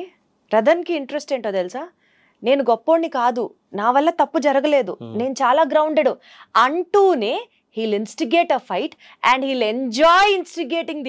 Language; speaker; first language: Telugu; native; Telugu